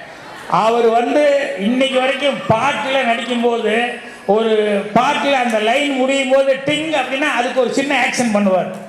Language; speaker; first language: Tamil; native; Tamil